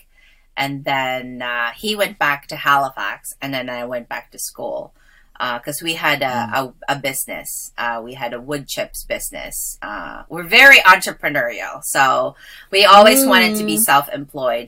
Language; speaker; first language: English; early bilingual, other home language; Filipino